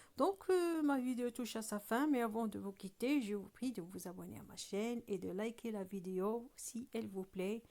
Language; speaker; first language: French; non-native, local second language; Arabic